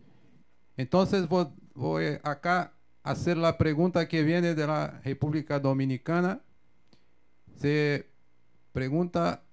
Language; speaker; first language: Spanish; non-native, fluent; Portuguese